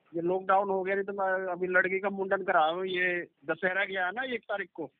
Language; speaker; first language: Hindi; native; Hindi